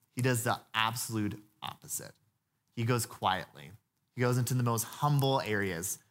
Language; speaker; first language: English; native; English